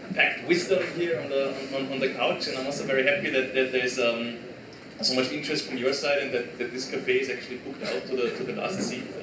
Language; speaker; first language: English; non-native, fluent; German